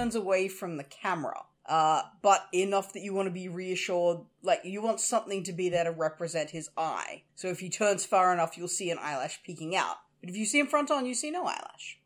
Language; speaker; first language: English; native; English